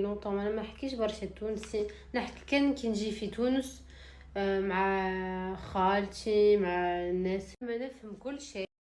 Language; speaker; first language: Arabic; early bilingual, other home language; French